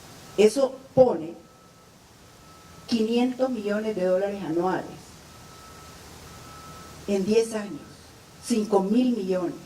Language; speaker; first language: Spanish; native; Spanish